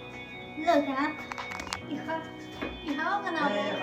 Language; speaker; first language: Dutch; non-native, learner; Chinese